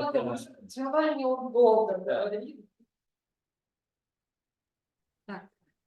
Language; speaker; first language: Russian; native; Russian